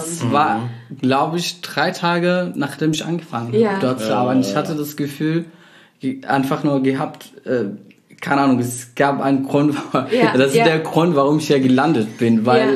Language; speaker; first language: German; non-native, fluent; Arabic